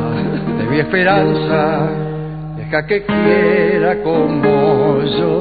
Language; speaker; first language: Spanish; native; Spanish